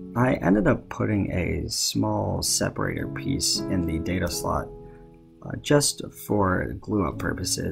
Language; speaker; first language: English; native; English